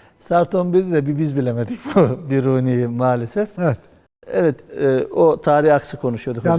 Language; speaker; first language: Turkish; native; Turkish